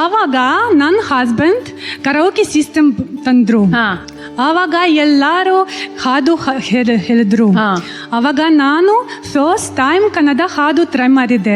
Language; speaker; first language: Kannada; non-native, learner; Russian